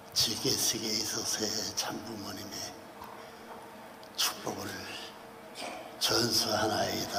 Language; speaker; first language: Korean; native; Korean